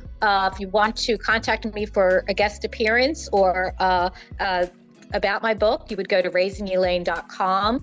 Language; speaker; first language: English; native; English